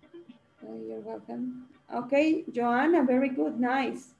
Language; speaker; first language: English; non-native, learner; Spanish